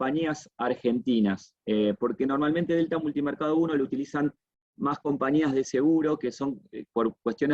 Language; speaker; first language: Spanish; native; Spanish